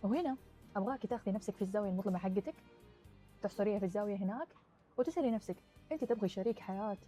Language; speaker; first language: Arabic; native; Arabic